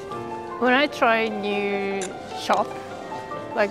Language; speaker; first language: English; non-native, learner; Japanese